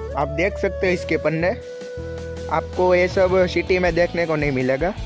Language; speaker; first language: Hindi; non-native, local second language; Gujarati